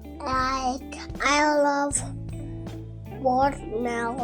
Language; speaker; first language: English; non-native, local second language; Jamaican Creole English